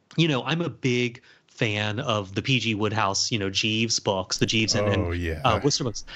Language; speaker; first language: English; native; English